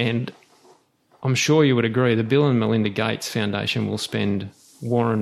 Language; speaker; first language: English; native; English